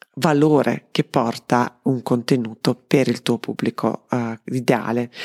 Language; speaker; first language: Italian; non-native, fluent; Serbian